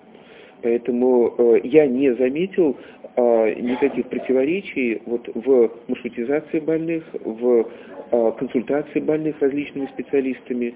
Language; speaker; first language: Russian; native; Russian